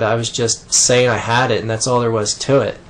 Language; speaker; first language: English; native; English